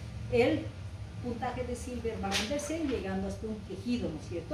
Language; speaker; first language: Spanish; native; Spanish